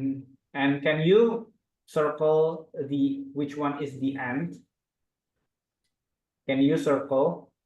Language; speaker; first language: English; non-native, fluent; Indonesian